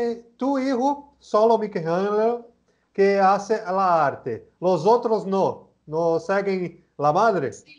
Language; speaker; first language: Spanish; non-native, learner; Portuguese